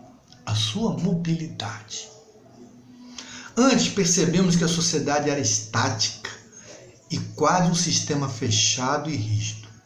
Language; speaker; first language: Portuguese; native; Portuguese